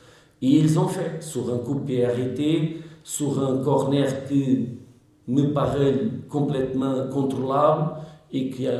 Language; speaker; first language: French; non-native, learner; Portuguese